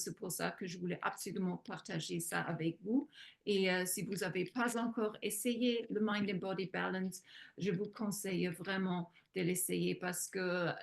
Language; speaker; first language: French; non-native, fluent; German